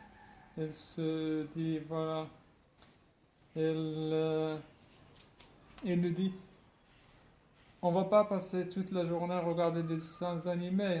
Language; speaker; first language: French; non-native, local second language; Arabic